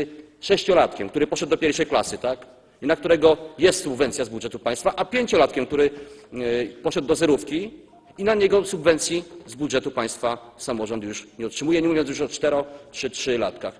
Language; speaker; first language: Polish; native; Polish